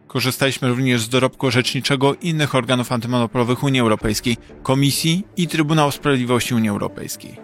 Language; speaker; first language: Polish; native; Polish